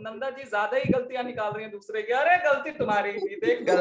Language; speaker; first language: Hindi; native; Hindi